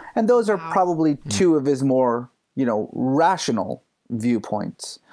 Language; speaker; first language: English; early bilingual, other home language; Persian